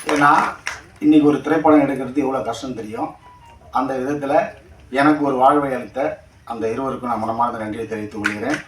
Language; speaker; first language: Tamil; native; Tamil